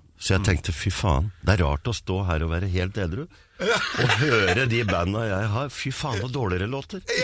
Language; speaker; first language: Norwegian; native; Norwegian